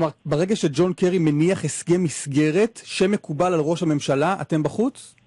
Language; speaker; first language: Hebrew; native; Hebrew